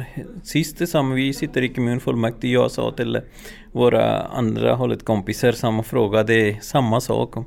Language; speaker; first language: Swedish; non-native, learner; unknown